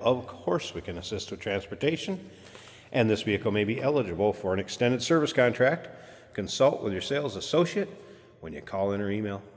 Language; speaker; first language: English; native; English